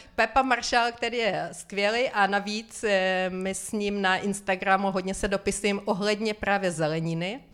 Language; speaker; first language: Czech; non-native, fluent; Ukrainian